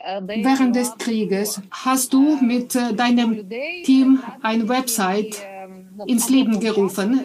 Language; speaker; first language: German; non-native, fluent; Ukrainian